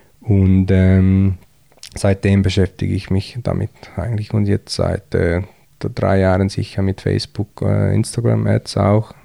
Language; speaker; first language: German; early bilingual, other home language; Hungarian